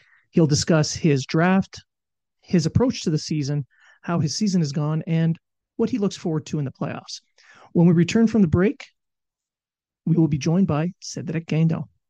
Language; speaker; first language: English; native; English